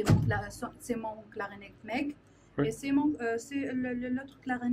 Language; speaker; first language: French; non-native, learner; Arabic